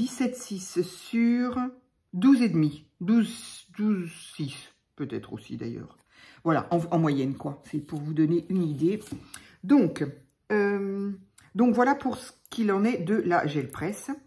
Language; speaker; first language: French; native; French